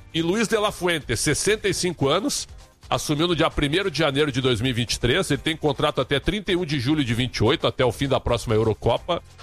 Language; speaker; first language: Portuguese; native; Portuguese